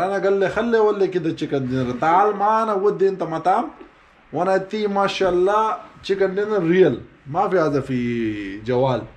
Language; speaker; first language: Arabic; non-native, learner; Pashto